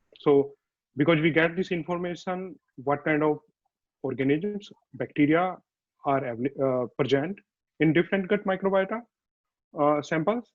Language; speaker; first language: English; non-native, fluent; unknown